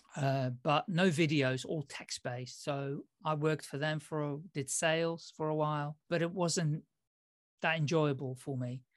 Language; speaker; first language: English; early bilingual, other home language; Dutch